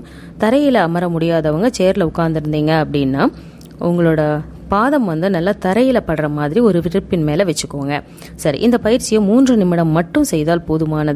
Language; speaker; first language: Tamil; native; Tamil